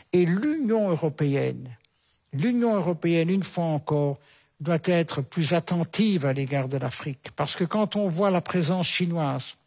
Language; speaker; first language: French; native; French